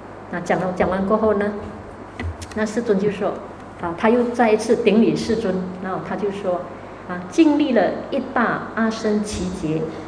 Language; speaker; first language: Chinese; native; Chinese